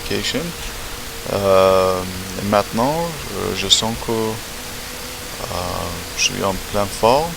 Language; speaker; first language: French; non-native, learner; English